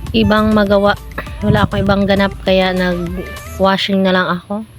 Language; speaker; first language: Filipino; non-native, local second language; Cebuano